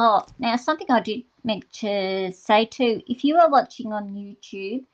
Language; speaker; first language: English; native; English